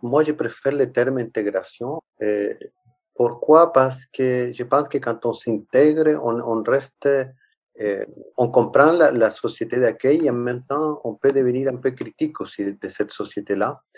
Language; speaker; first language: French; non-native, fluent; Spanish